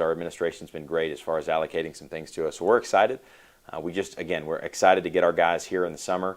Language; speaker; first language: English; native; English